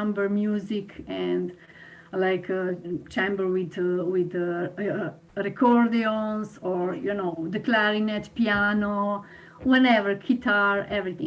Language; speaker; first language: English; non-native, fluent; Slovenian